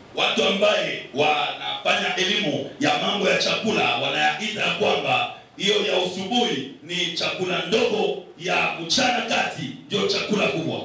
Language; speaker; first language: Swahili; native; Swahili